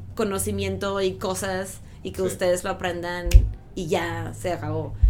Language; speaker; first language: Spanish; non-native, fluent; French